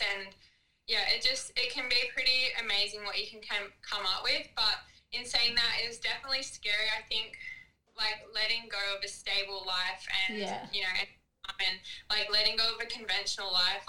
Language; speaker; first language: English; native; English